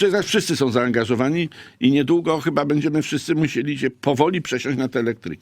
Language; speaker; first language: Polish; native; Polish